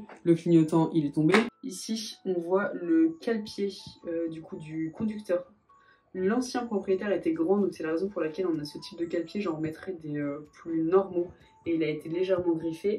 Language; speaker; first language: French; native; French